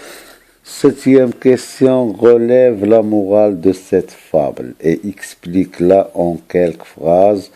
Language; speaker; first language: French; non-native, local second language; Arabic